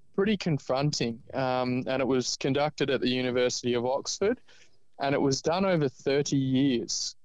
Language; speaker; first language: English; native; English